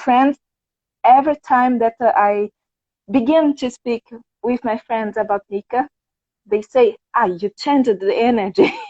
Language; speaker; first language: English; non-native, fluent; Portuguese